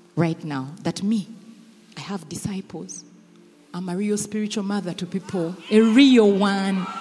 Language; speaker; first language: English; non-native, local second language; Ganda